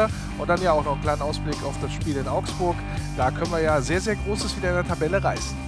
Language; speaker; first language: German; native; German